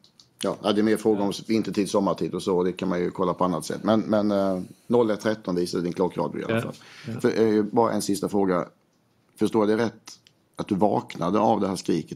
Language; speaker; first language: Swedish; native; Swedish